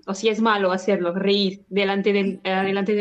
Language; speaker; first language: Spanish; non-native, local second language; Portuguese